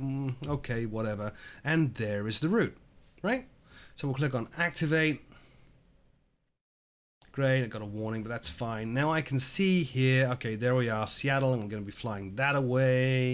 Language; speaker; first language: English; native; English